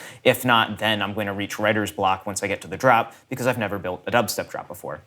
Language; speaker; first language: English; native; English